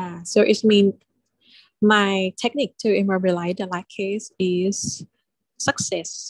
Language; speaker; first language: English; non-native, learner; Thai